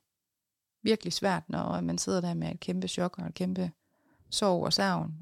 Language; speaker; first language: Danish; native; Danish